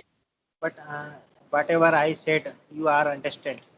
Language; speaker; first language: English; non-native, learner; Hindi